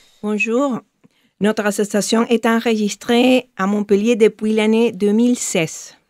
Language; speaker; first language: French; non-native, fluent; Spanish